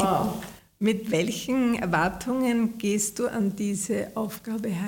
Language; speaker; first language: German; native; German